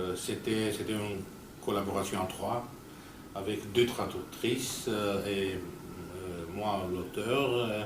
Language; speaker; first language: French; non-native, fluent; Romanian